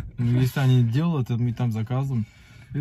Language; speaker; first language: Russian; non-native, learner; Turkish